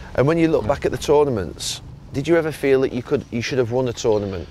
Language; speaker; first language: English; non-native, fluent; Dutch